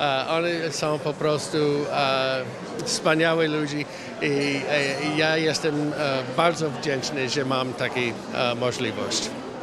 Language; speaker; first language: Polish; non-native, learner; English